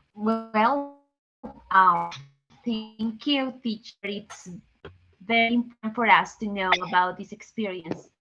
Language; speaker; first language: English; non-native, fluent; Spanish